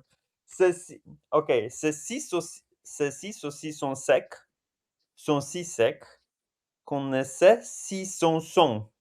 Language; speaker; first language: French; non-native, learner; English